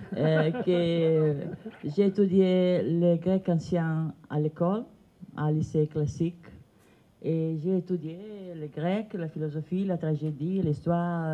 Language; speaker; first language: French; non-native, fluent; Italian